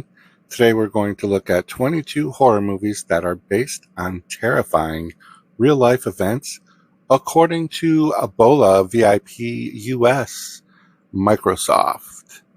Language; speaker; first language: English; native; English